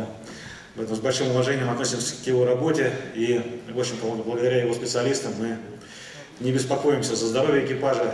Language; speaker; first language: Russian; native; Russian